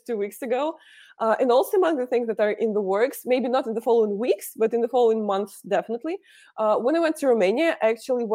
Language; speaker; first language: English; non-native, fluent; Russian